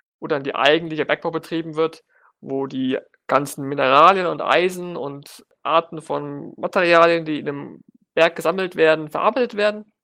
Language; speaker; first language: German; native; German